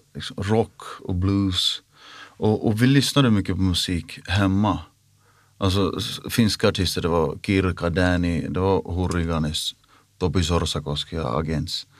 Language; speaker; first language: Swedish; non-native, local second language; Finnish